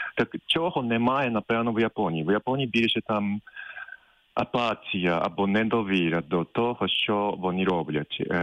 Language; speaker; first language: Ukrainian; non-native, fluent; Japanese